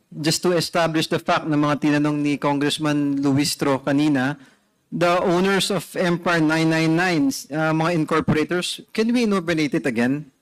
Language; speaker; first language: Filipino; native; Filipino